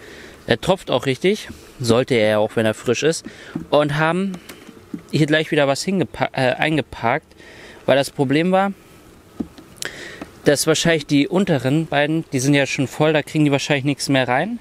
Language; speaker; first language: German; native; German